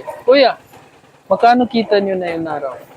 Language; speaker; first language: Filipino; non-native, learner; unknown